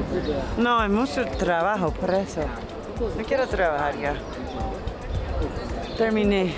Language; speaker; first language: Spanish; non-native, learner; English